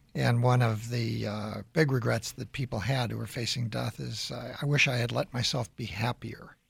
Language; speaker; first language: English; native; English